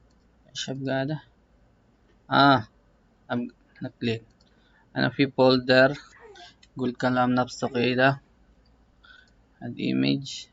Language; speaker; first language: Arabic; non-native, learner; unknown